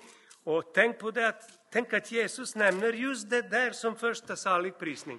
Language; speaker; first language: Swedish; non-native, fluent; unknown